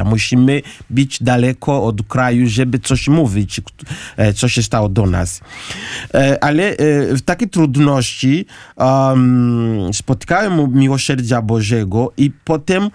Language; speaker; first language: Polish; non-native, learner; Kinyarwanda